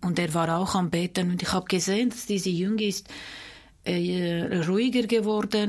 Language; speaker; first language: German; non-native, fluent; Armenian